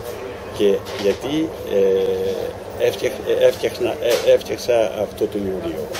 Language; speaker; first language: Greek; non-native, learner; Ukrainian